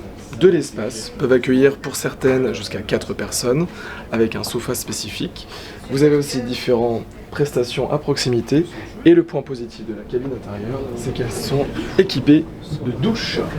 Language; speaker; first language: French; native; French